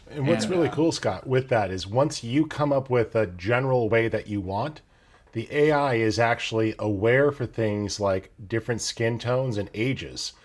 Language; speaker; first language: English; native; English